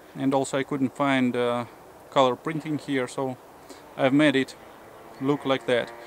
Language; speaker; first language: English; non-native, fluent; Russian